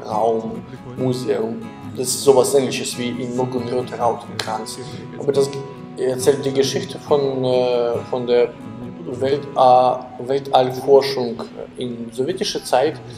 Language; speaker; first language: German; non-native, fluent; Ukrainian